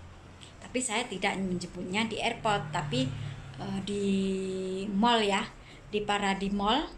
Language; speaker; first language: Indonesian; non-native, local second language; Javanese